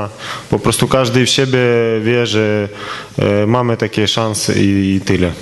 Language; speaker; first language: Polish; non-native, fluent; Ukrainian